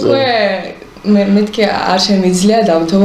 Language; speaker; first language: Georgian; early bilingual, heritage; Hebrew